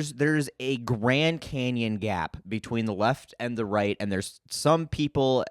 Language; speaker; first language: English; native; English